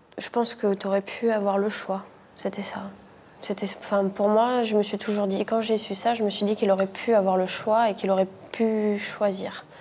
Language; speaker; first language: French; native; French